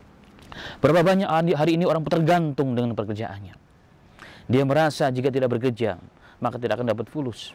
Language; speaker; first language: Indonesian; native; Indonesian